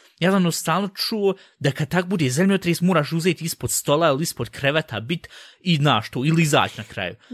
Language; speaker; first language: Bosnian; early bilingual, heritage; Bosnian